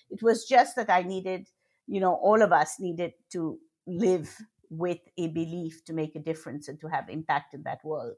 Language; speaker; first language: English; non-native, local second language; Bangla